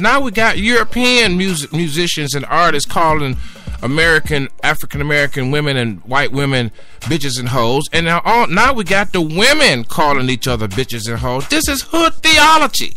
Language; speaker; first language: English; native; English